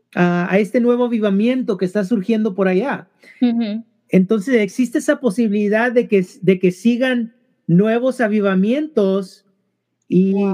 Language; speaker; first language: Spanish; early bilingual, heritage; Spanish